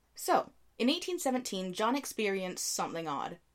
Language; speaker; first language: English; native; English